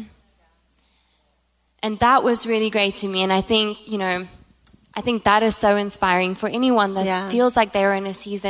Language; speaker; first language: English; non-native, local second language; Afrikaans